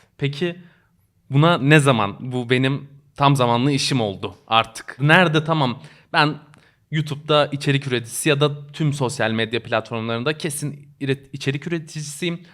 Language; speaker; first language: Turkish; native; Turkish